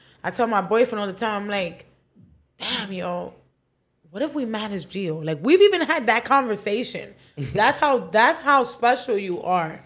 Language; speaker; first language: English; early bilingual, other home language; Spanish